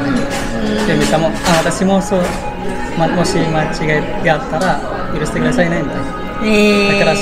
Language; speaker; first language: Japanese; non-native, fluent; Indonesian